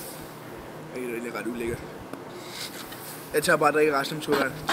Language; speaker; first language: Danish; native; Danish